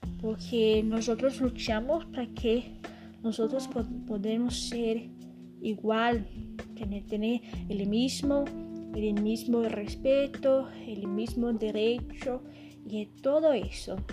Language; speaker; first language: Spanish; non-native, learner; Portuguese